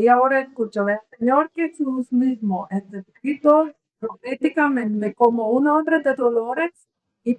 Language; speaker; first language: Spanish; non-native, learner; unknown